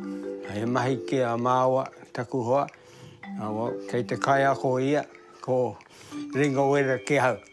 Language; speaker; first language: Māori; non-native, local second language; English